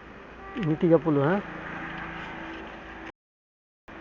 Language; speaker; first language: Indonesian; non-native, learner; Bangla